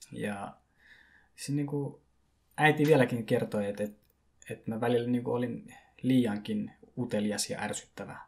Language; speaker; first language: Finnish; early bilingual, other home language; Persian